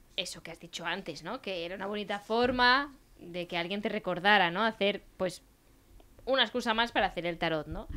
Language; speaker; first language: Spanish; native; Spanish